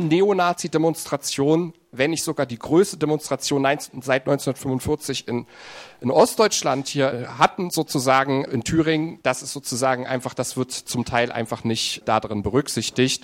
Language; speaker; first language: German; native; German